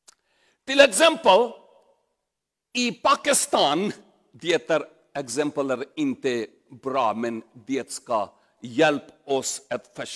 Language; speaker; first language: Swedish; non-native, learner; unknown